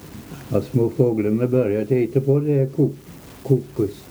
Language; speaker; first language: Swedish; early bilingual, heritage; Swedish